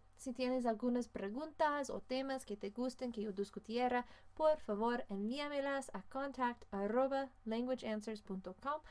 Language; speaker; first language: Spanish; non-native, fluent; English